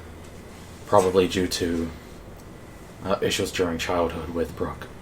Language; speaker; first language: English; native; English